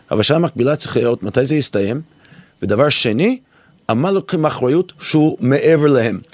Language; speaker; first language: Hebrew; non-native, fluent; English